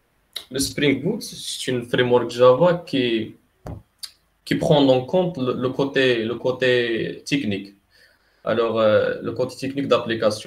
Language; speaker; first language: French; non-native, local second language; Arabic